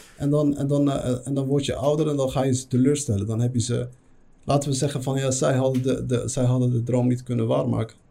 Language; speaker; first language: Dutch; early bilingual, other home language; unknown